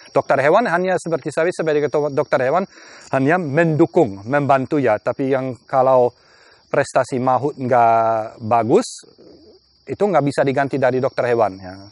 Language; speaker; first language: Indonesian; non-native, fluent; German